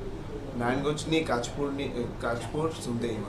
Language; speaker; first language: Japanese; non-native, learner; Bangla